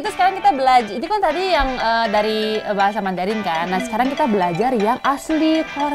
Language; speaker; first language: Indonesian; non-native, fluent; Korean